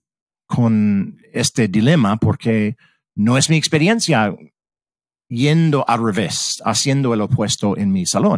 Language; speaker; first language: Spanish; early bilingual, heritage; English